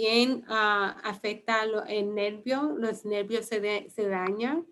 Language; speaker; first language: Spanish; early bilingual, heritage; Spanish